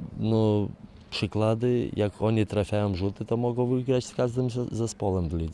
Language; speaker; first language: Polish; non-native, fluent; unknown